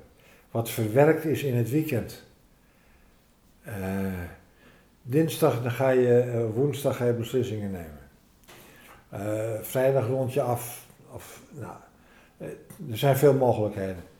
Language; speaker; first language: Dutch; native; Dutch